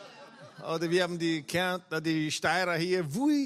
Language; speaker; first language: German; non-native, fluent; Italian